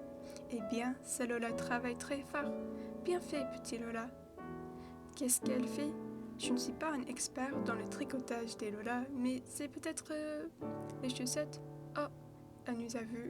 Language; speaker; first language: French; non-native, learner; English